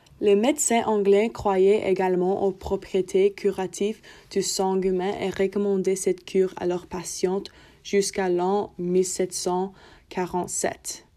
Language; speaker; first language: French; non-native, learner; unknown